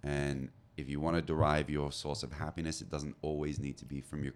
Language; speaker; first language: English; native; English